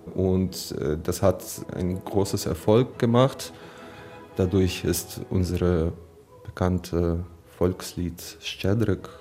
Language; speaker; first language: German; non-native, fluent; Ukrainian